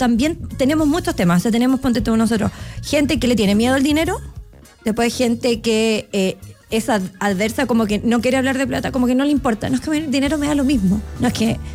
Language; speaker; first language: Spanish; native; Spanish